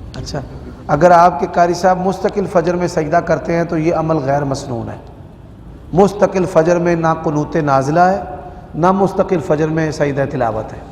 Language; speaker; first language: Urdu; non-native, local second language; Punjabi